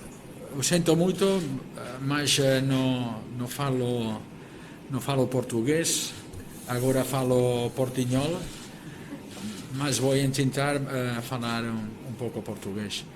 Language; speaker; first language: Portuguese; non-native, learner; Spanish